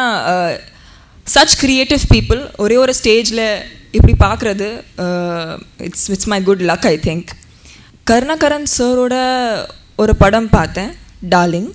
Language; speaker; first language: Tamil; non-native, fluent; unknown